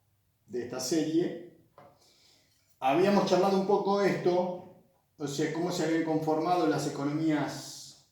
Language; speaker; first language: Spanish; native; Spanish